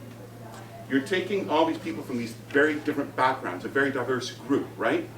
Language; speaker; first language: English; native; English